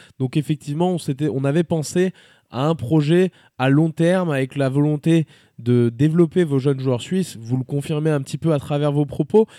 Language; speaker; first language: French; native; French